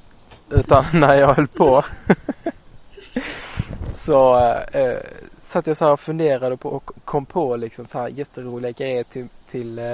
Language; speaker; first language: Swedish; native; Swedish